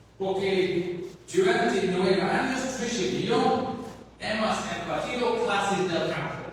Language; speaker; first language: Spanish; non-native, learner; English